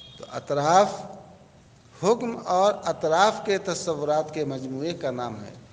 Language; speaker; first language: Urdu; native; Urdu